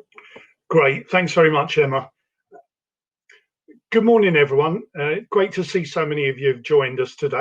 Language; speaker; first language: English; native; English